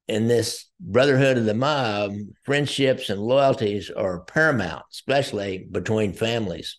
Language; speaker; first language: English; native; English